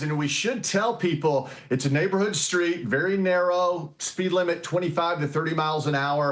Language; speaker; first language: English; native; English